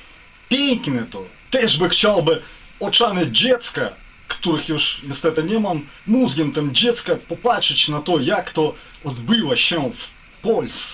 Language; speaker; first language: Polish; non-native, learner; Ukrainian